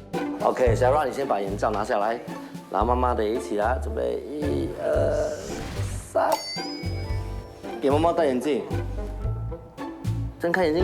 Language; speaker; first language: Chinese; native; Chinese